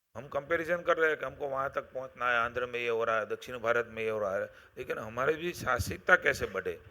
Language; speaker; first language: Hindi; non-native, local second language; Gujarati